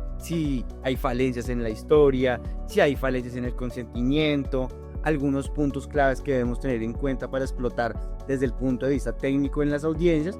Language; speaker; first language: Spanish; native; Spanish